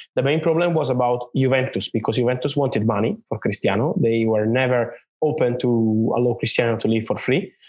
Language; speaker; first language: English; non-native, fluent; Italian